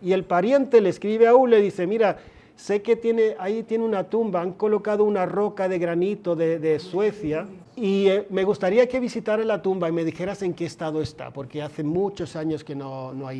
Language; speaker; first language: Spanish; non-native, fluent; Swedish